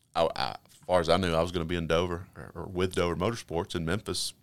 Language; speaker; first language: English; native; English